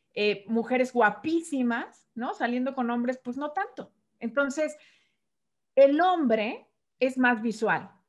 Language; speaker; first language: Spanish; native; Spanish